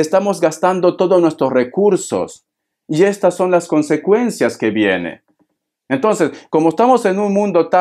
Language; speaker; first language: Spanish; native; Spanish